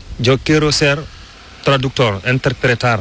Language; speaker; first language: Spanish; non-native, learner; Fula